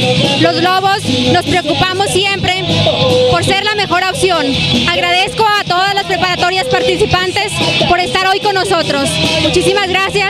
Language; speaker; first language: Spanish; native; Spanish